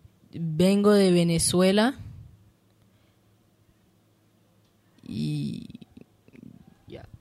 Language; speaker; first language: Spanish; early bilingual, heritage; Spanish